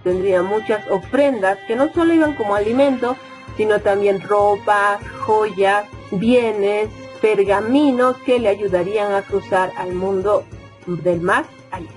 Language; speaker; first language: Spanish; native; Spanish